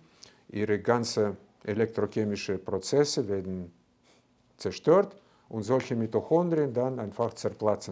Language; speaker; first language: German; non-native, fluent; Russian